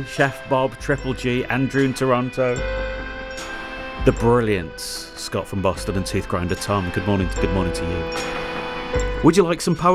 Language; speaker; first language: English; native; English